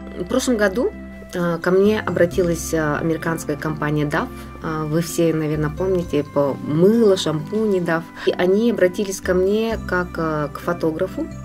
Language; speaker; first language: Russian; non-native, local second language; Yakut